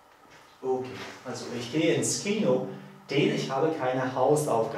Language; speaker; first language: German; non-native, learner; Polish